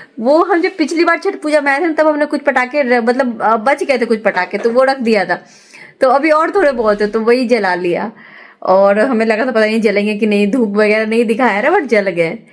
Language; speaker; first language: Hindi; native; Hindi